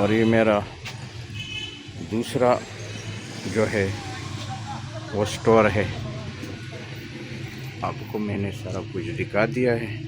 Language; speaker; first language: Hindi; non-native, local second language; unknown